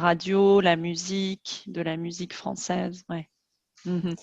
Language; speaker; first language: French; native; French